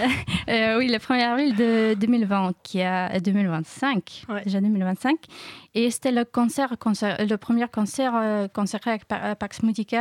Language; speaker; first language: French; non-native, learner; Ukrainian